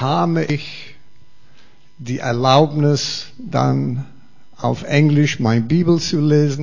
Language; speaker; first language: German; non-native, fluent; English